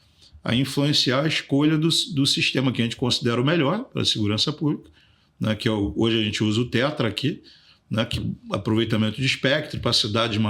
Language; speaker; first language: Portuguese; native; Portuguese